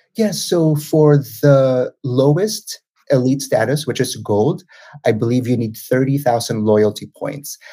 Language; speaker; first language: English; non-native, local second language; Filipino